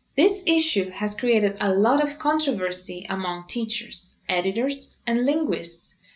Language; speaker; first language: English; non-native, fluent; Greek